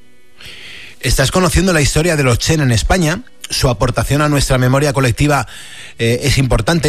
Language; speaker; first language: Spanish; native; Spanish